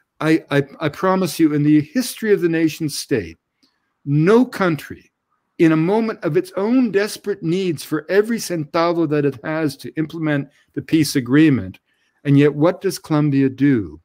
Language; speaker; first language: English; native; English